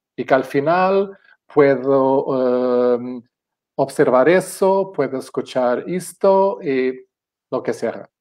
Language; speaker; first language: Spanish; non-native, fluent; Portuguese